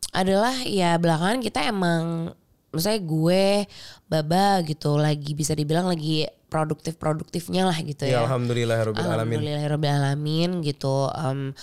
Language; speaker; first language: Indonesian; native; Indonesian